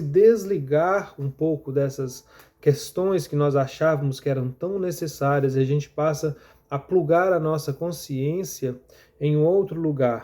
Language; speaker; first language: Portuguese; native; Portuguese